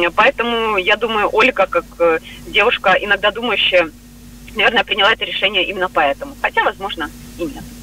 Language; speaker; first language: Russian; native; Russian